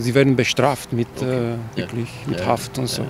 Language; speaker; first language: German; non-native, fluent; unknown